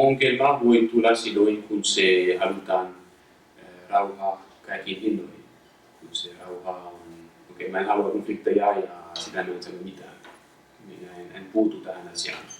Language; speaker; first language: Finnish; non-native, fluent; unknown